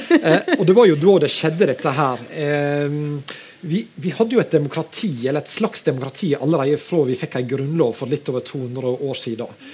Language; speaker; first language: Norwegian; native; Norwegian